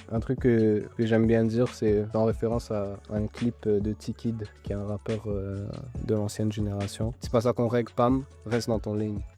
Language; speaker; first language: French; native; French